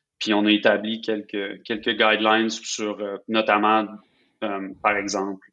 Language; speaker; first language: French; native; French